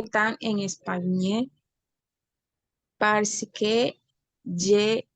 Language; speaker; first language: French; non-native, learner; Spanish